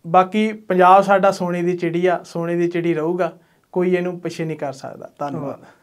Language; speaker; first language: Punjabi; native; Punjabi